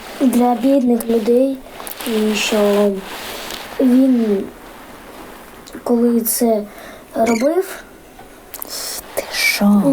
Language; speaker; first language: Ukrainian; non-native, local second language; Russian